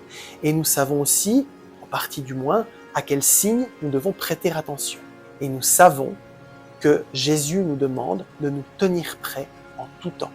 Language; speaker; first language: French; native; French